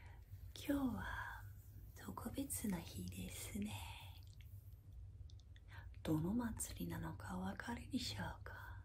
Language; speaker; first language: Japanese; non-native, fluent; English